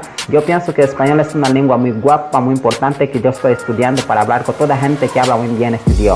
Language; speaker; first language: Spanish; non-native, learner; Portuguese